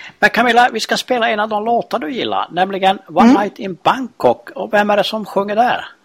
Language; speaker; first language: Swedish; native; Swedish